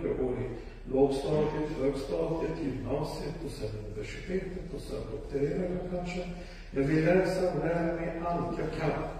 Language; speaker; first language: Swedish; non-native, fluent; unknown